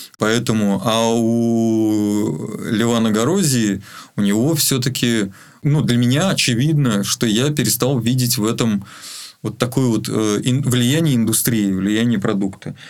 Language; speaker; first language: Russian; native; Russian